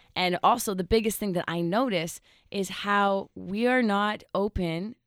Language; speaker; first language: English; native; English